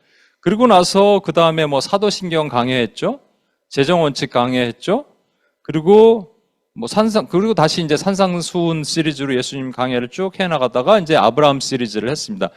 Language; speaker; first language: Korean; native; Korean